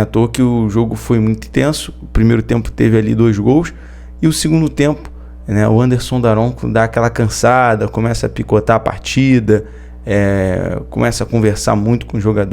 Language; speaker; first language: Portuguese; native; Portuguese